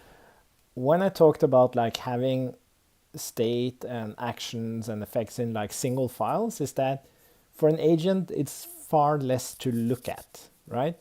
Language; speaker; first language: English; non-native, fluent; Swedish